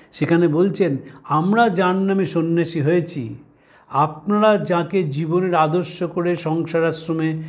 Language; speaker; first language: Bangla; native; Bangla